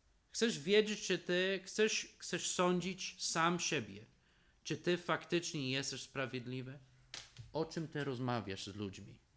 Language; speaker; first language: Polish; non-native, fluent; English